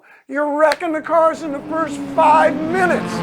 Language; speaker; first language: English; native; English